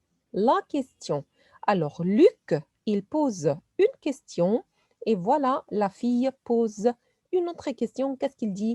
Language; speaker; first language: French; non-native, fluent; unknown